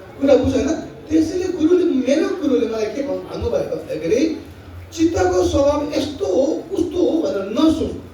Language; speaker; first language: Nepali; non-native, local second language; Tibetan